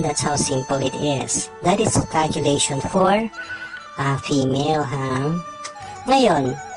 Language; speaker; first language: English; non-native, local second language; Filipino